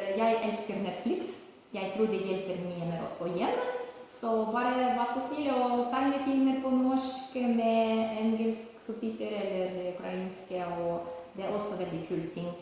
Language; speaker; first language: Norwegian; non-native, learner; Ukrainian